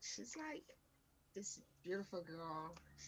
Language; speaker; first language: English; native; English